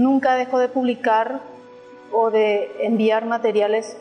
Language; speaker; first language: Spanish; native; Spanish